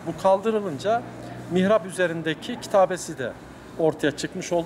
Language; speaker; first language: Turkish; native; Turkish